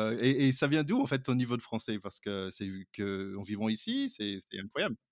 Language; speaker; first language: French; non-native, fluent; English